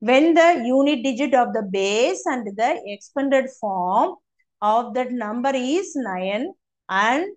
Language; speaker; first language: English; non-native, local second language; Tamil